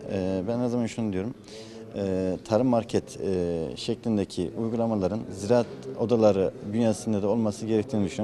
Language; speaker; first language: Turkish; native; Turkish